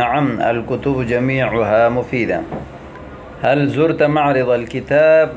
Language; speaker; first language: Arabic; non-native, fluent; Urdu